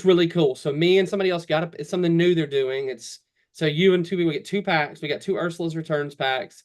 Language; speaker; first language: English; native; English